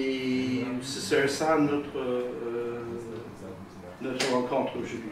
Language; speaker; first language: French; native; French